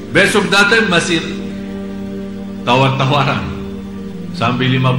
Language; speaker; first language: Indonesian; non-native, fluent; Arabic